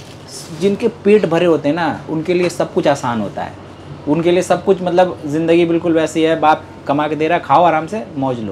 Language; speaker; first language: Hindi; native; Hindi